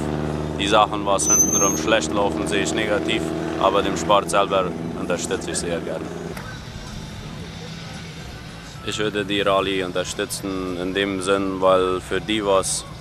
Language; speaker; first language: German; non-native, local second language; Plautdietsch